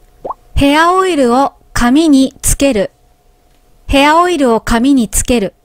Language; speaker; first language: Japanese; native; Japanese